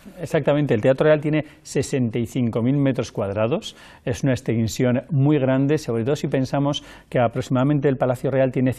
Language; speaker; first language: Spanish; native; Spanish